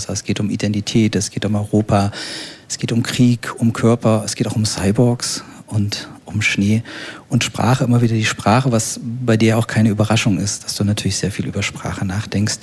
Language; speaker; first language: German; native; German